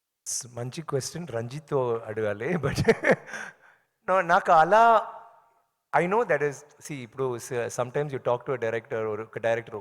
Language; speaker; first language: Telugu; non-native, learner; Tamil